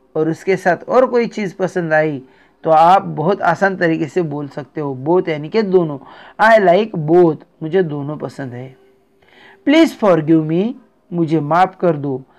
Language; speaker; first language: Hindi; non-native, local second language; Marathi